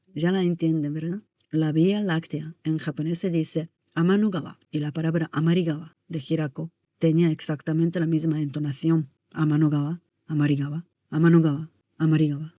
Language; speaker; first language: Spanish; non-native, fluent; Japanese